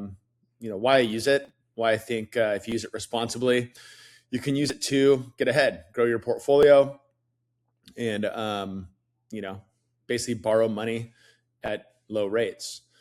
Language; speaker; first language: English; native; English